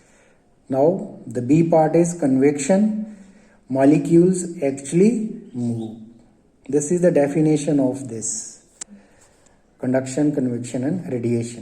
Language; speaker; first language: English; non-native, local second language; Hindi